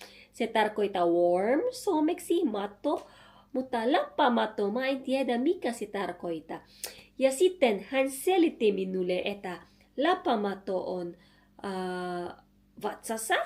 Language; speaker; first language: Finnish; non-native, learner; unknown